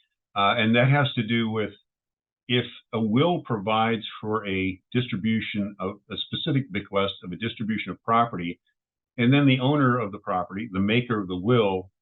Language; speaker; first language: English; native; English